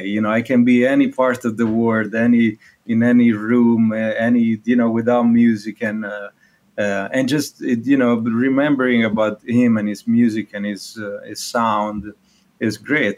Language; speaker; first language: English; non-native, fluent; Italian